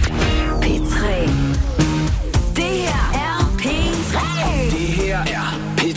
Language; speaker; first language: Danish; native; Danish